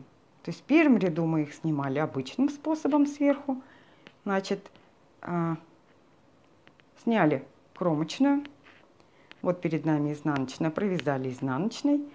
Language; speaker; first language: Russian; native; Russian